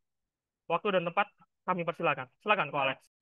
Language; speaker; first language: Indonesian; native; Indonesian